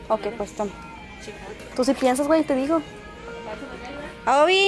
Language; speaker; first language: Spanish; early bilingual, heritage; Spanish